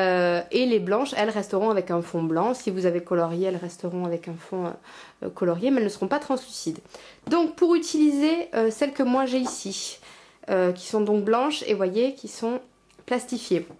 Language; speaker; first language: French; native; French